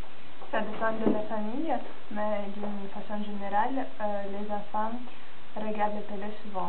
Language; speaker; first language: French; non-native, fluent; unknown